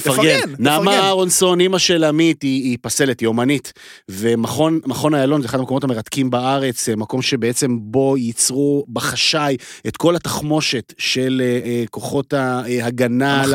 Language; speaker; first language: Hebrew; native; Hebrew